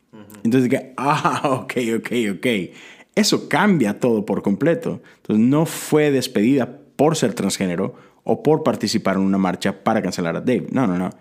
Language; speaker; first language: Spanish; native; Spanish